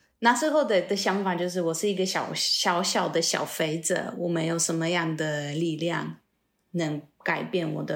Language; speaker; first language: Chinese; non-native, fluent; Polish